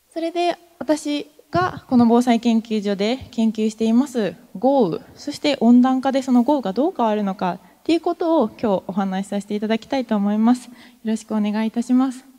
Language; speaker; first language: Japanese; native; Japanese